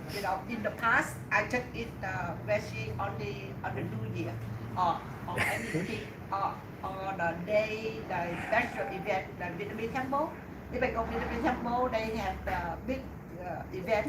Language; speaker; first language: English; non-native, learner; Vietnamese